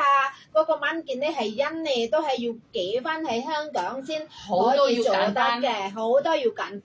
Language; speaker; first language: Cantonese; non-native, fluent; Indonesian